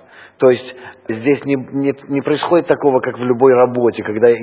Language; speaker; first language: Russian; native; Russian